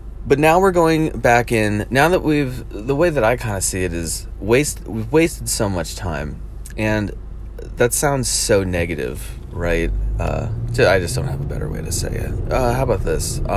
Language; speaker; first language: English; native; English